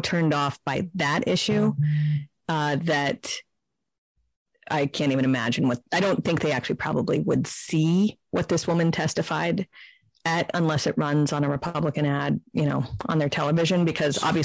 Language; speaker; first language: English; native; English